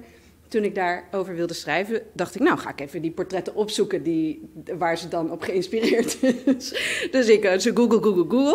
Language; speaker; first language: Dutch; native; Dutch